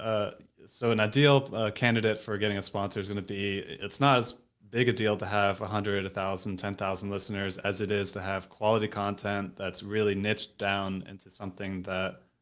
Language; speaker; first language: English; native; English